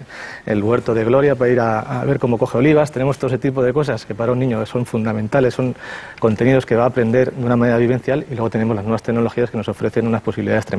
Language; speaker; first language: Spanish; native; Spanish